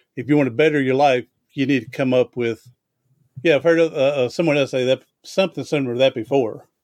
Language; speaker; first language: English; native; English